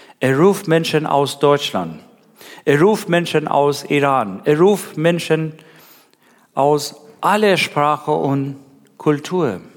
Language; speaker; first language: German; non-native, learner; Persian